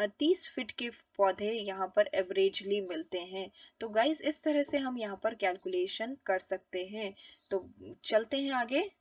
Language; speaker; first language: Hindi; native; Hindi